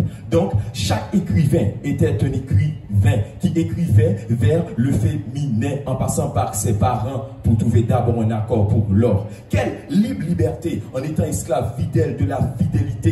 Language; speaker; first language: French; non-native, local second language; Haitian Creole